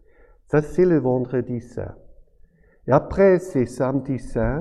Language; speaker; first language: French; non-native, fluent; German